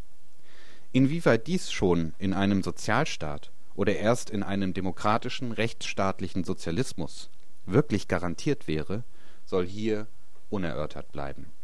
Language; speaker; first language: German; native; German